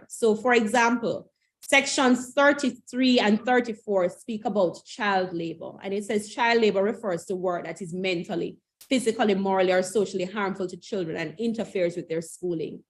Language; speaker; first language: English; native; English